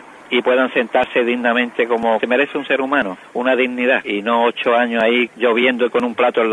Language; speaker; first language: Spanish; native; Spanish